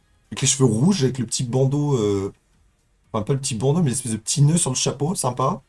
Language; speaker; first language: French; native; French